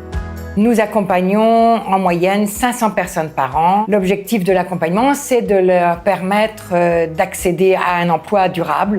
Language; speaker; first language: French; native; French